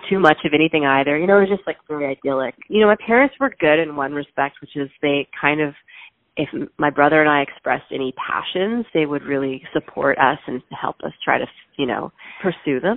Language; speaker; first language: English; native; English